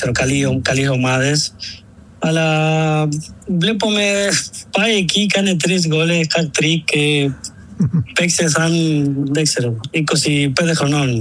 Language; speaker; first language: Greek; non-native, learner; Spanish